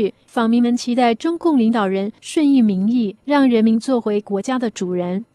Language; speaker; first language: Chinese; native; Chinese